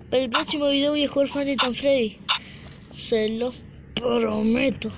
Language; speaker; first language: Spanish; native; Spanish